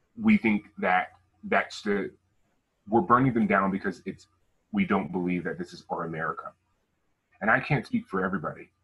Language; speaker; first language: English; native; English